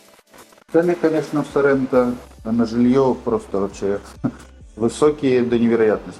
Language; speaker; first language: Russian; native; Russian